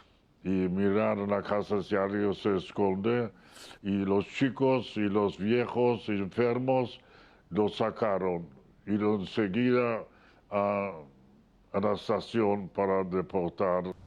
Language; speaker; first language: Spanish; non-native, fluent; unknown